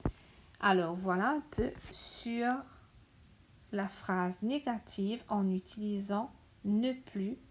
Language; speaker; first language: French; non-native, local second language; Morisyen